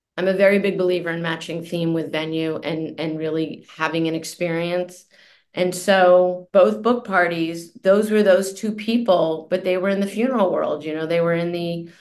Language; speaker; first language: English; native; English